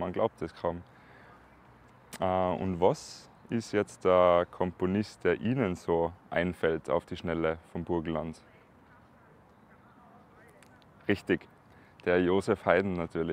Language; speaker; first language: German; native; German